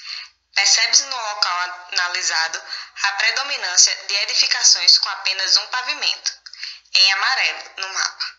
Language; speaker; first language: Portuguese; native; Portuguese